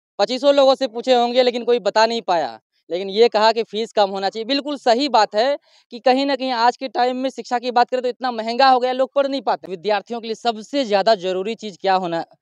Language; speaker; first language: Hindi; native; Hindi